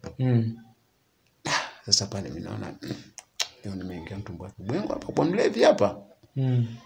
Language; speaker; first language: Swahili; native; Swahili